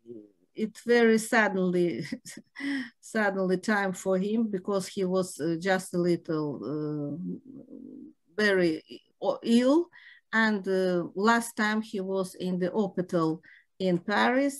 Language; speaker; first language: English; non-native, learner; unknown